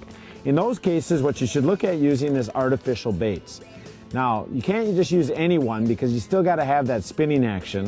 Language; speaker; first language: English; native; English